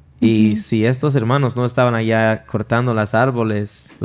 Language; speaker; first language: Spanish; non-native, fluent; English